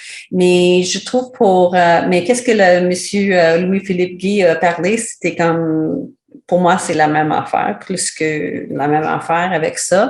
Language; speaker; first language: French; non-native, learner; English